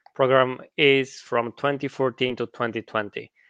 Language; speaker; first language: English; non-native, fluent; Romanian